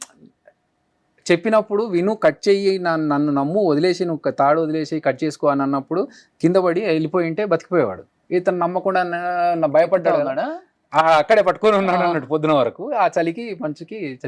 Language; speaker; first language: Telugu; native; Telugu